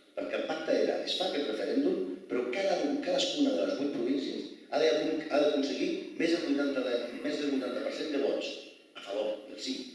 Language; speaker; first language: Catalan; non-native, local second language; Spanish